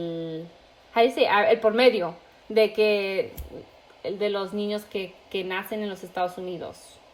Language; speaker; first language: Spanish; early bilingual, heritage; Spanish